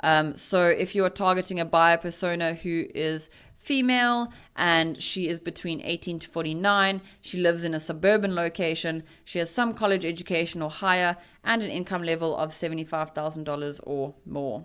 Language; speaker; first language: English; native; English